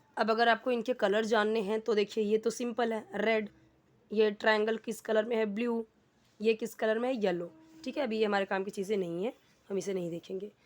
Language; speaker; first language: Hindi; native; Hindi